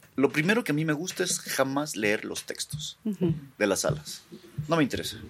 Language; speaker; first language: Spanish; native; Spanish